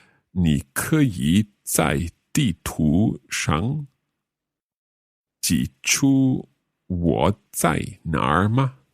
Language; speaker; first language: Chinese; non-native, learner; English